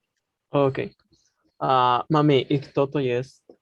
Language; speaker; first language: Polish; non-native, learner; Spanish